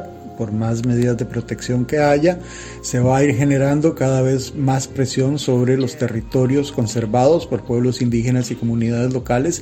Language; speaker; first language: Spanish; native; Spanish